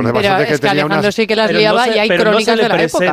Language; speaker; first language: Spanish; native; Spanish